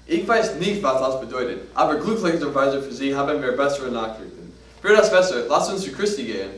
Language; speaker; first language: German; non-native, learner; English